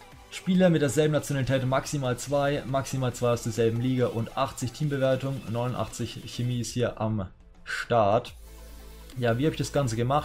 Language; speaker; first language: German; native; German